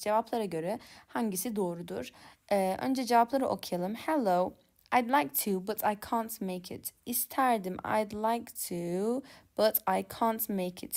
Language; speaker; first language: English; non-native, fluent; Turkish